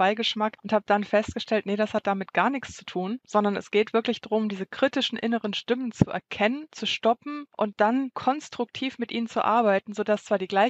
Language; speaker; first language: German; native; German